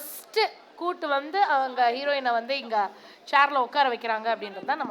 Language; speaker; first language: Tamil; native; Tamil